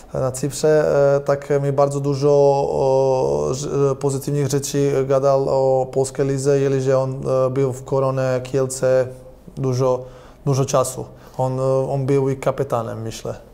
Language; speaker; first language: Polish; non-native, learner; Croatian